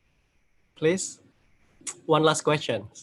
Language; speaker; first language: English; non-native, fluent; Indonesian